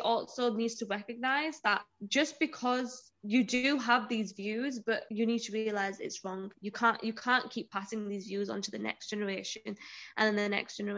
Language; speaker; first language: English; native; English